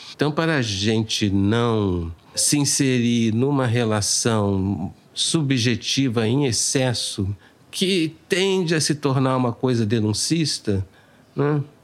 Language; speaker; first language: Portuguese; native; Portuguese